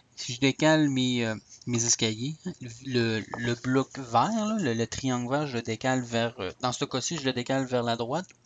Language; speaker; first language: French; native; French